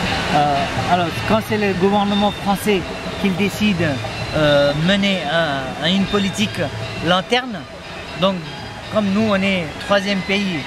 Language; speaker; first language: French; non-native, fluent; Nepali